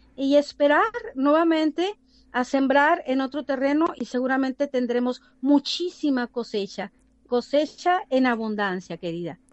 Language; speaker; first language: Spanish; native; Spanish